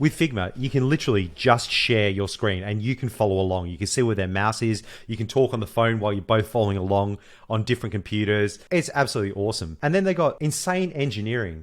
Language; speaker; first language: English; native; English